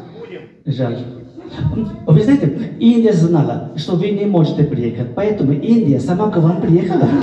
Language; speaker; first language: Russian; non-native, fluent; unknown